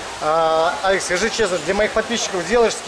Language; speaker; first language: Russian; native; Russian